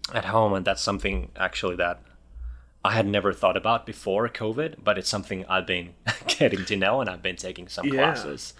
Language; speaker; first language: English; non-native, fluent; Finnish